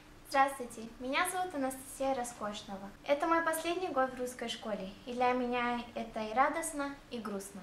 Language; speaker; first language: Russian; early bilingual, heritage; Russian